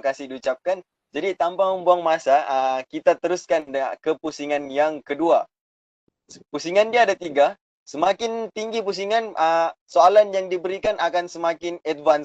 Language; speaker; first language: Malay; native; Malay